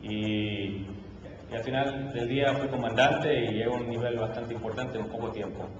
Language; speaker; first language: Spanish; early bilingual, heritage; Spanish